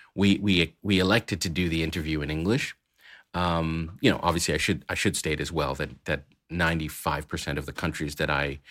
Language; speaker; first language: English; native; English